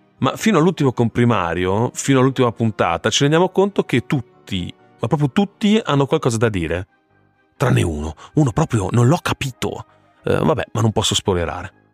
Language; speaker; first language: Italian; native; Italian